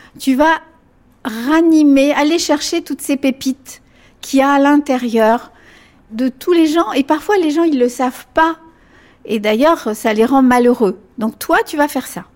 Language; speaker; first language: French; early bilingual, other home language; Spanish